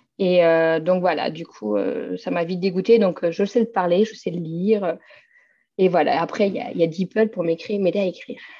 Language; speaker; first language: French; native; French